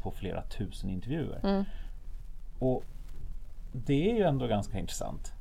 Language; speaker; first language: Swedish; native; Swedish